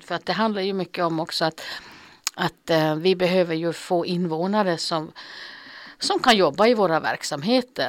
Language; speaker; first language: Swedish; native; Swedish